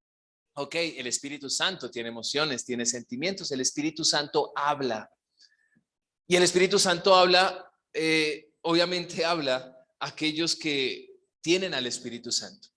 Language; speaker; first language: Spanish; native; Spanish